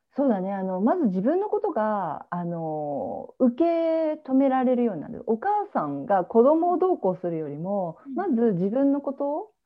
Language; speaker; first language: Japanese; native; Japanese